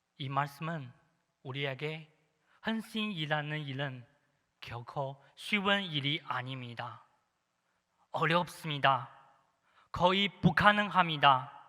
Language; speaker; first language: Korean; non-native, fluent; Chinese